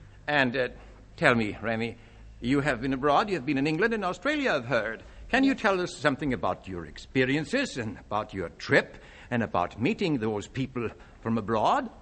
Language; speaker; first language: English; non-native, fluent; Dutch